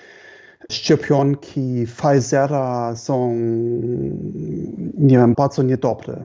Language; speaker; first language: Polish; non-native, fluent; German